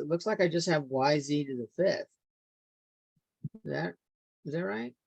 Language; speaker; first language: English; native; English